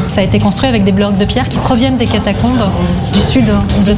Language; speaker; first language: French; native; French